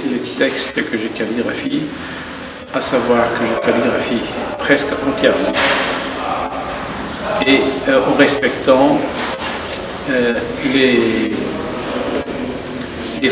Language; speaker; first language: French; non-native, local second language; Arabic